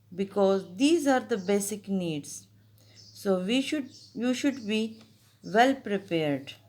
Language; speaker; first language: English; non-native, local second language; Urdu